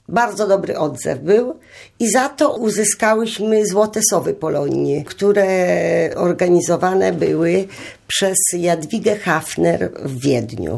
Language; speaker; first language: Polish; native; Polish